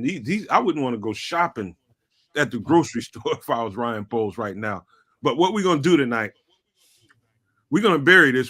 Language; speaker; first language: English; native; English